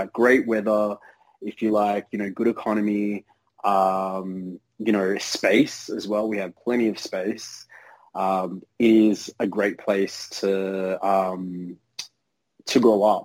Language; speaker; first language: English; native; English